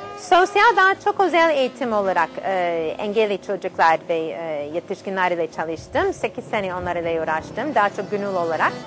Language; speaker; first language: Turkish; non-native, fluent; English